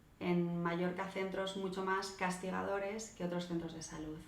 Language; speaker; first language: Spanish; native; Spanish